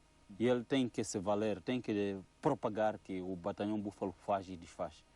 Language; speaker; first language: Portuguese; native; Portuguese